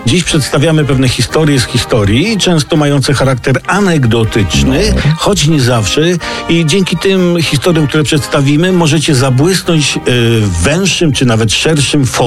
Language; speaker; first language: Polish; native; Polish